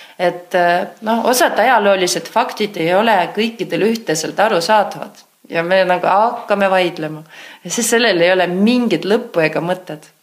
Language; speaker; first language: Estonian; non-native, local second language; Russian